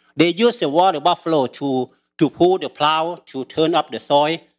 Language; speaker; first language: English; early bilingual, other home language; Lao